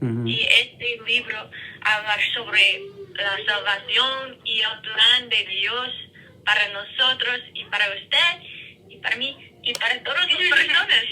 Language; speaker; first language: Spanish; non-native, learner; English